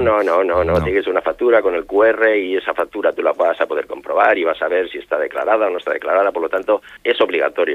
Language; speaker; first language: Spanish; native; Spanish